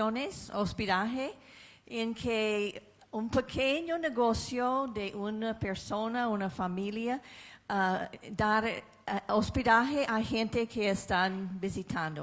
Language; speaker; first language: Spanish; non-native, fluent; English